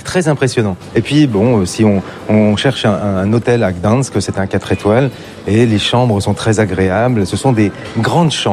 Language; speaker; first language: French; native; French